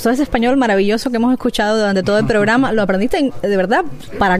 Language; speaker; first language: Spanish; native; Spanish